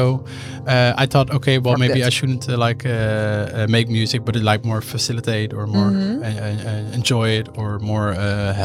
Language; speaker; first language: English; non-native, fluent; Dutch